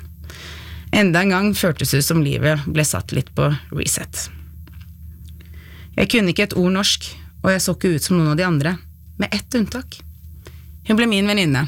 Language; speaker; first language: Norwegian; early bilingual, other home language; Arabic